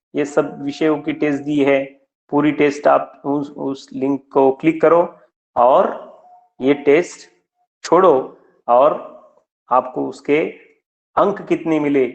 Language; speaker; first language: Hindi; non-native, local second language; Marathi